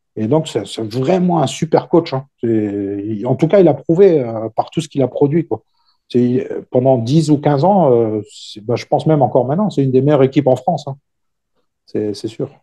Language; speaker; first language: French; native; French